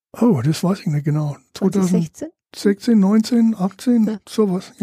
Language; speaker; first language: German; non-native, fluent; English